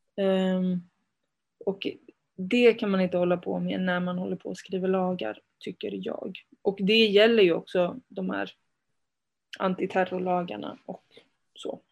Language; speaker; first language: Swedish; early bilingual, other home language; Spanish